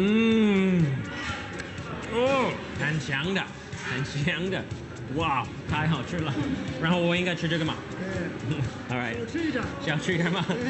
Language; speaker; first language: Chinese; non-native, fluent; English